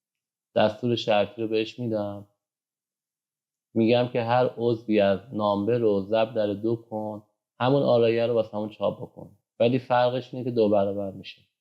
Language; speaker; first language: Persian; native; Persian